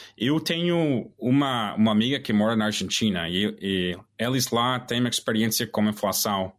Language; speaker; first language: Portuguese; non-native, fluent; English